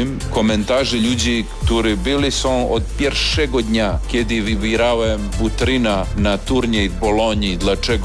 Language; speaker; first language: Polish; non-native, fluent; Serbian